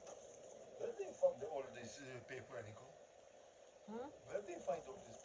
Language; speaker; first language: English; non-native, learner; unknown